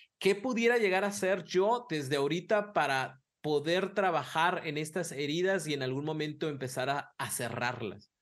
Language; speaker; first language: Spanish; native; Spanish